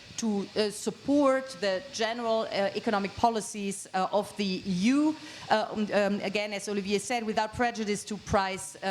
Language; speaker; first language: English; non-native, fluent; German